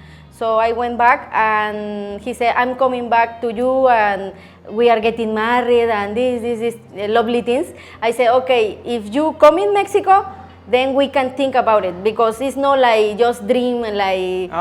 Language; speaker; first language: English; non-native, learner; Spanish